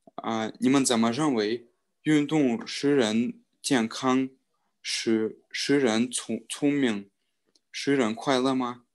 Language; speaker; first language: Chinese; non-native, learner; Russian